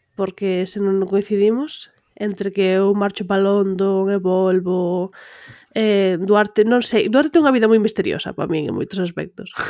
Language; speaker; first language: Galician; native; Galician